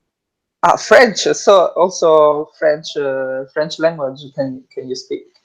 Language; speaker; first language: English; non-native, learner; Italian